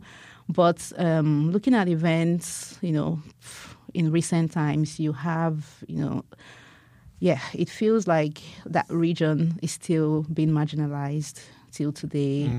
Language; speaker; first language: English; non-native, local second language; Igbo